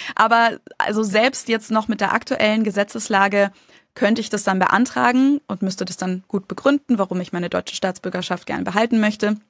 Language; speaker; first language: German; native; German